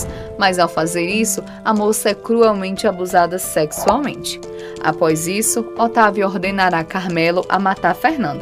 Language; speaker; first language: Portuguese; native; Portuguese